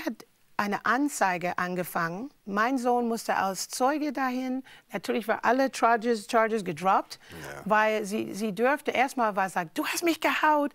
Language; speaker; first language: German; non-native, fluent; English